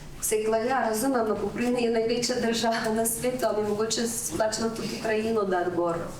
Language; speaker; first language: Slovenian; non-native, fluent; Ukrainian